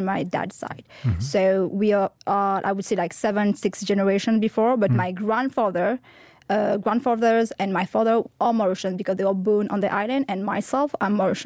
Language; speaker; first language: English; non-native, fluent; Morisyen